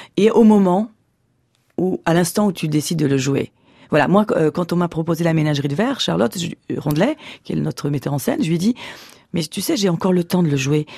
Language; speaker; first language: French; early bilingual, other home language; Portuguese